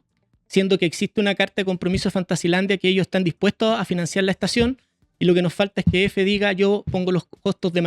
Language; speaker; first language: Spanish; native; Spanish